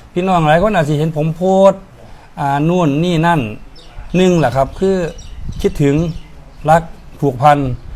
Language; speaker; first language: Thai; native; Thai